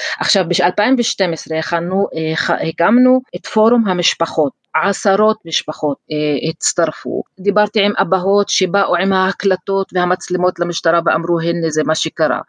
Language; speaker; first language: Hebrew; non-native, local second language; Arabic